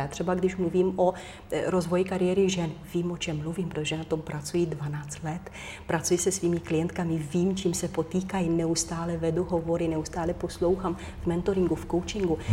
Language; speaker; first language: Czech; non-native, fluent; Romanian